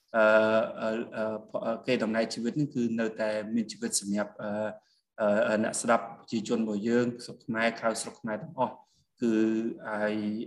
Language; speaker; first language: Khmer; native; Khmer